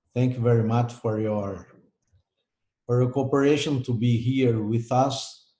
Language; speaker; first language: English; non-native, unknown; Portuguese